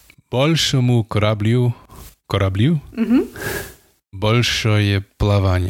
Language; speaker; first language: Russian; non-native, learner; English